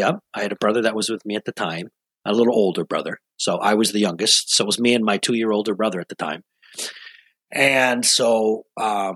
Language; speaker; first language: English; native; English